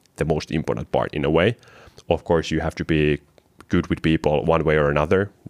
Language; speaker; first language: English; non-native, fluent; Finnish